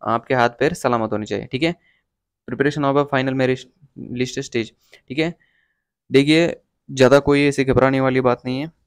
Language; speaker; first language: Hindi; non-native, local second language; Marathi